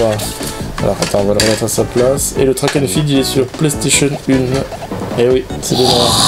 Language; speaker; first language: French; native; French